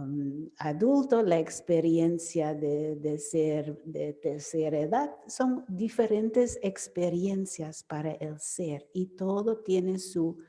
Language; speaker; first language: Spanish; non-native, fluent; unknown